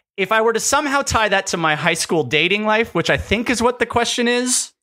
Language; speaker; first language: English; native; English